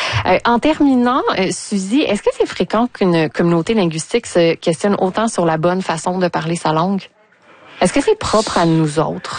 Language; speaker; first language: French; native; French